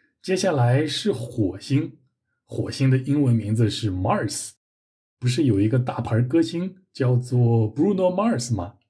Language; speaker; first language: Chinese; native; Chinese